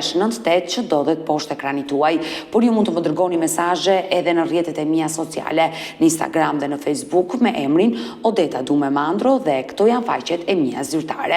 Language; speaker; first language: Albanian; native; Albanian